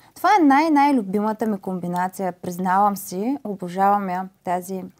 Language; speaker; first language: Bulgarian; native; Bulgarian